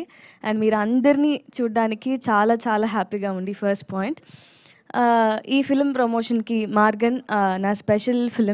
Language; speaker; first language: Telugu; non-native, learner; Tamil